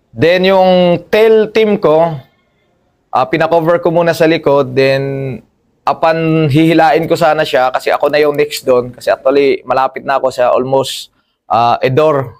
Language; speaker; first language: Filipino; non-native, local second language; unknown